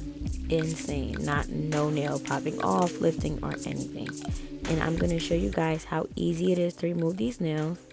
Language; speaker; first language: English; native; English